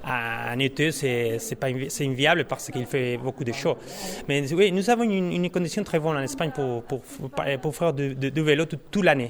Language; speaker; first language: French; non-native, learner; Spanish